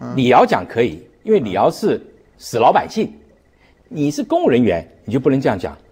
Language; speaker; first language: Chinese; native; Chinese